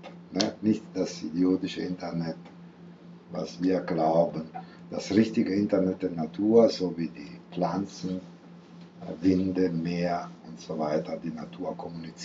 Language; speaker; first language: German; non-native, fluent; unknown